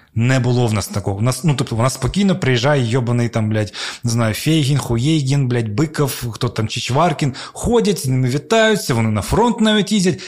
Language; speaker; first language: Ukrainian; native; Ukrainian